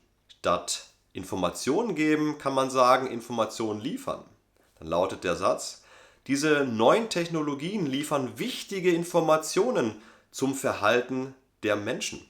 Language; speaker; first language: German; native; German